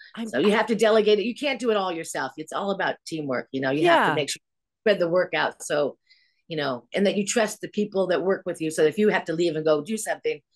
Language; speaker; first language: English; native; English